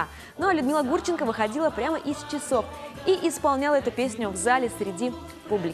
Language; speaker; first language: Russian; native; Russian